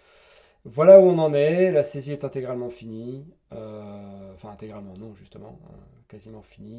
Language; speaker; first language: French; native; French